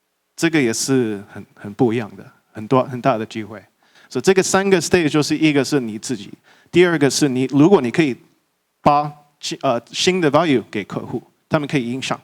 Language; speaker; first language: Chinese; early bilingual, heritage; English